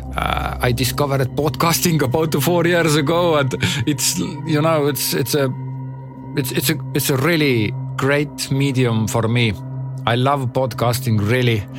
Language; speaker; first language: English; non-native, learner; Estonian